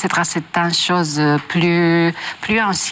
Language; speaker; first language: French; non-native, learner; Japanese